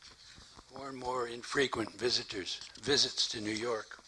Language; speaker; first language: English; native; English